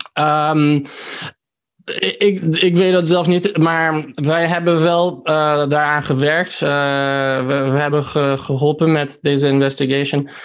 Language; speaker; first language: Dutch; early bilingual, heritage; Dutch